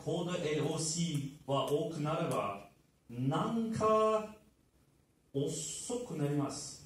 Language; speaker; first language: Japanese; non-native, learner; Turkish